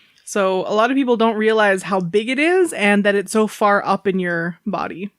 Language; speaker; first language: English; native; English